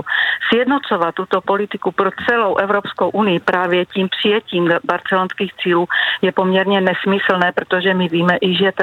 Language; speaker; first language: Czech; native; Czech